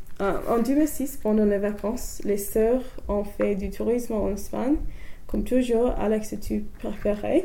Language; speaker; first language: French; non-native, learner; English